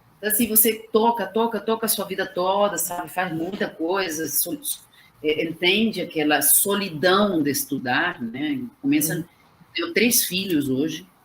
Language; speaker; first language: Portuguese; non-native, fluent; Spanish